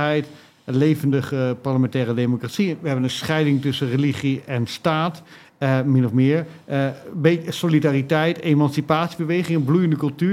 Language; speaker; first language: Dutch; native; Dutch